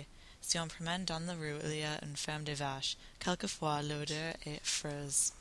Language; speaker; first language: French; non-native, learner; English